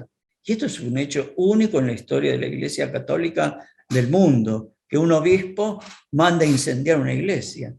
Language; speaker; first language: Spanish; native; Spanish